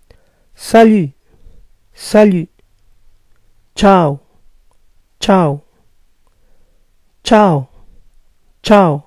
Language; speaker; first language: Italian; non-native, learner; Spanish